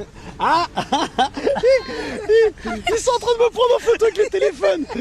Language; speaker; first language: French; native; French